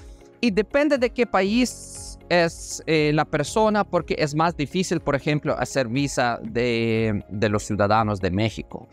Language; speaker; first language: Spanish; non-native, fluent; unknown